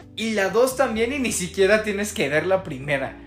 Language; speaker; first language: Spanish; native; Spanish